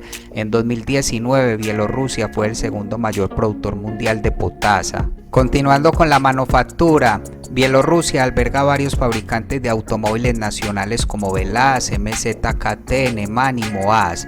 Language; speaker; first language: Spanish; native; Spanish